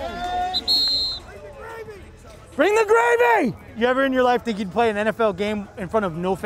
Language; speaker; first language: English; native; English